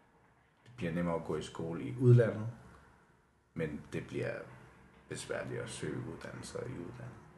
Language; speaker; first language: Danish; non-native, local second language; Kalaallisut